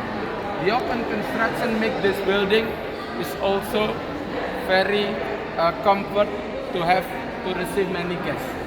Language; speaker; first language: English; non-native, learner; Indonesian